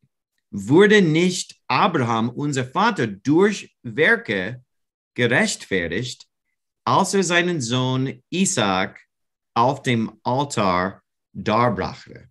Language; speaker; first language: German; non-native, fluent; English